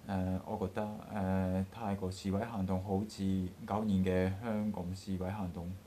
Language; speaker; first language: Cantonese; non-native, learner; Japanese